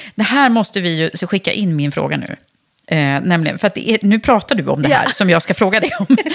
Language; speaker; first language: Swedish; native; Swedish